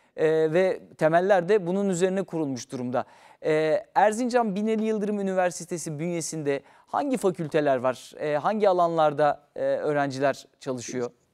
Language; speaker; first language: Turkish; native; Turkish